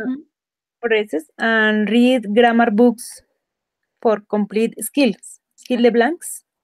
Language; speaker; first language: English; non-native, learner; Spanish